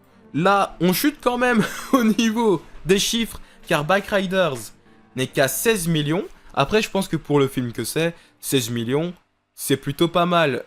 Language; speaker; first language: French; native; French